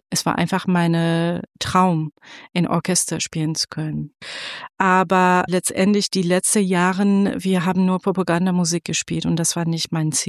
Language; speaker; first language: German; non-native, fluent; Persian